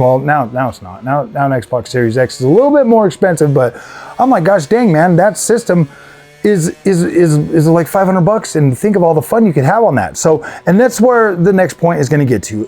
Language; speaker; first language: English; native; English